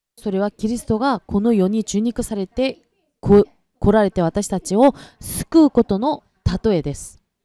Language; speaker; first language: Japanese; non-native, fluent; Korean